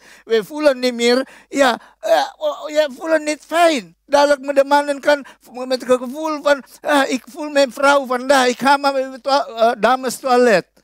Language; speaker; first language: Dutch; non-native, fluent; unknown